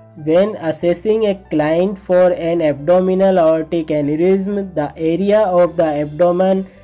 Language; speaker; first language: English; non-native, local second language; Hindi